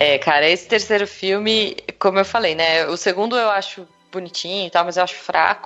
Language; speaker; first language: Portuguese; native; Portuguese